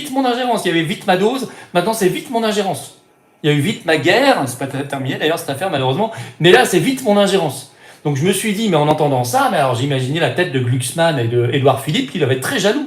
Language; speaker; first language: French; native; French